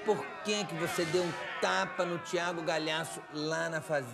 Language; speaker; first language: Portuguese; native; Portuguese